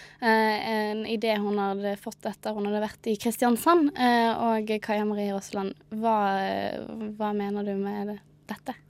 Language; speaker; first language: Norwegian; native; Norwegian